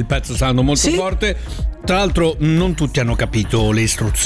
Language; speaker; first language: Italian; native; Italian